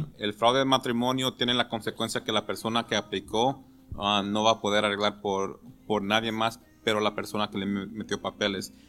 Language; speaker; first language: Spanish; early bilingual, heritage; Spanish